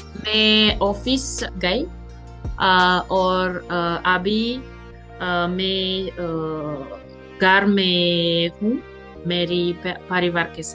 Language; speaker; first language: Hindi; non-native, learner; French